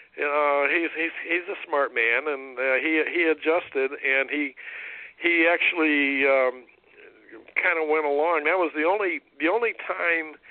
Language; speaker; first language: English; native; English